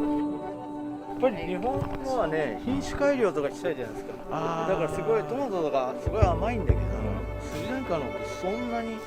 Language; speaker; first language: Japanese; native; Japanese